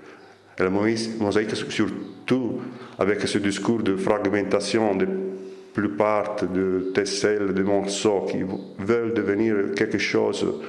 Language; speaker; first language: French; non-native, fluent; Italian